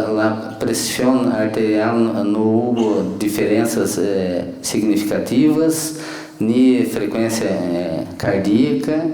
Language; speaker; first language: Spanish; non-native, fluent; Portuguese